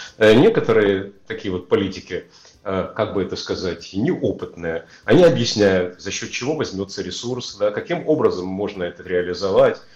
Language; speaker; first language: Russian; native; Russian